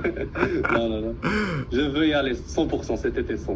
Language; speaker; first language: French; early bilingual, heritage; Arabic